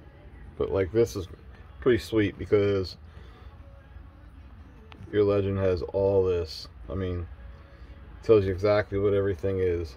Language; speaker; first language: English; native; English